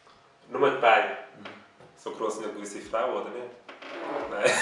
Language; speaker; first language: German; native; German